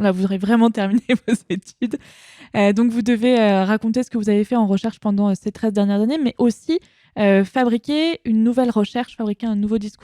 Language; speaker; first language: French; native; French